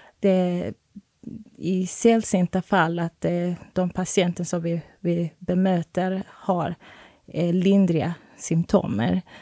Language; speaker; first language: Swedish; non-native, fluent; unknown